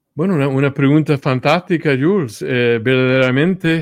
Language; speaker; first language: Spanish; early bilingual, heritage; Spanish